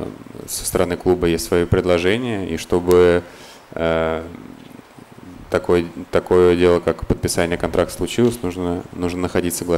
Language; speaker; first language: Russian; native; Russian